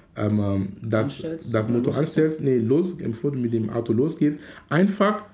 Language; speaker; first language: German; non-native, fluent; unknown